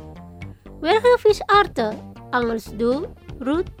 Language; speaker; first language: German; non-native, learner; Indonesian